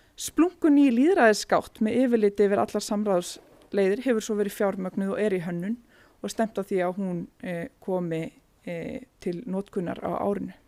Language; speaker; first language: Icelandic; native; Icelandic